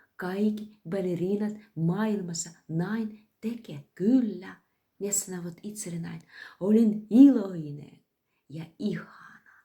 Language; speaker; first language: Finnish; non-native, fluent; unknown